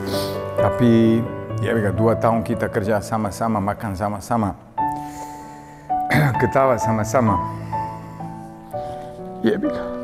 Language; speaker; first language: Indonesian; non-native, fluent; Serbian